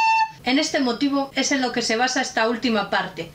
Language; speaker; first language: Spanish; native; Spanish